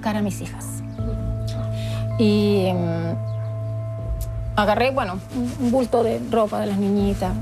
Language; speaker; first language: Spanish; native; Spanish